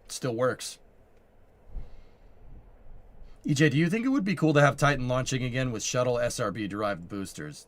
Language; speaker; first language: English; native; English